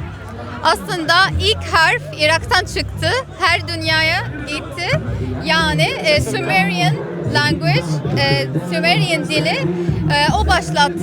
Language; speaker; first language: Turkish; non-native, learner; Arabic